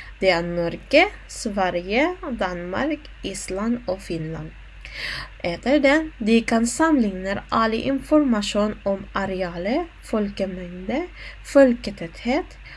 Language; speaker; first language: Norwegian; non-native, learner; Filipino